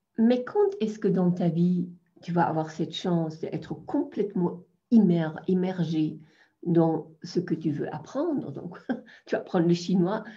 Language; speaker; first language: French; non-native, fluent; German